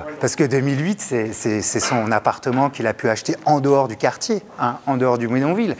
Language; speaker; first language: French; native; French